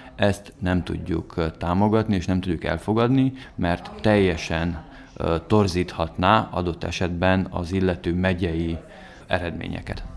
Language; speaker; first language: Hungarian; native; Hungarian